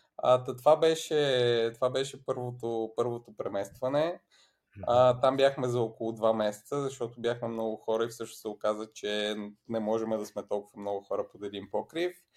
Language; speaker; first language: Bulgarian; early bilingual, other home language; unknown